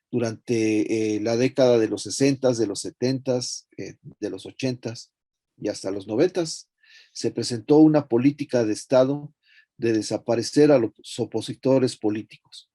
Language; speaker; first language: Spanish; native; Spanish